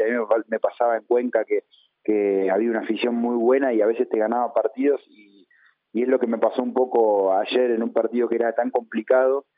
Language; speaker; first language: Spanish; native; Spanish